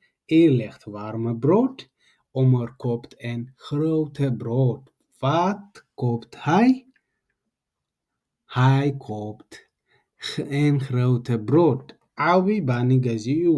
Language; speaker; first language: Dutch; non-native, learner; Tigrinya